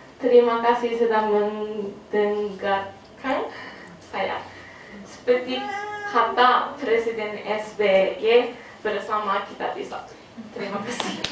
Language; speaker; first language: Indonesian; non-native, learner; Japanese